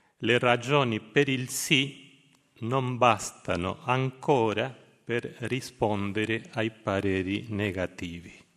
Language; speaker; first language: Italian; non-native, fluent; Spanish